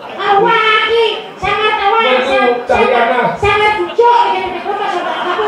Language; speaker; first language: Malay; non-native, local second language; Balinese